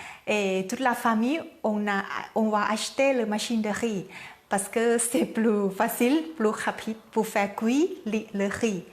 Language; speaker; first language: French; non-native, learner; Thai